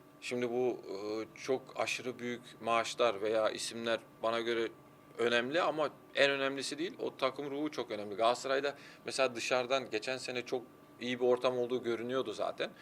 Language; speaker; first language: Turkish; early bilingual, heritage; Turkish